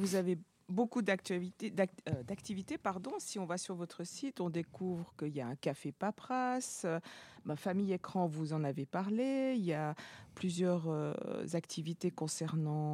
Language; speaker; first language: French; native; French